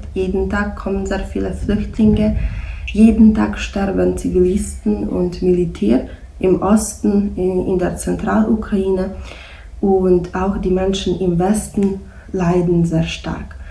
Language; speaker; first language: German; non-native, fluent; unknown